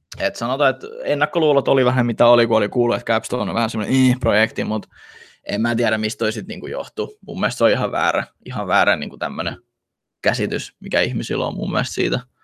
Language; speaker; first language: Finnish; early bilingual, other home language; Russian